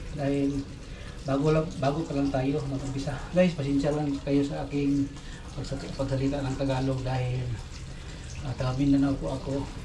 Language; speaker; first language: Filipino; non-native, local second language; Cebuano